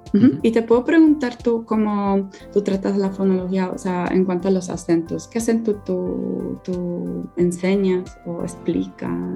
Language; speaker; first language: Spanish; non-native, fluent; Polish